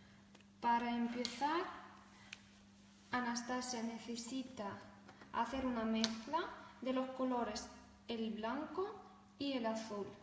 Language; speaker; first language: Spanish; non-native, fluent; Russian